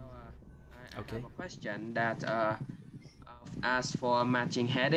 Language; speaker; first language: English; non-native, fluent; Vietnamese